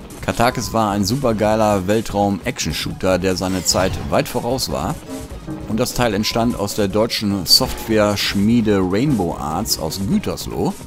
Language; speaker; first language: German; native; German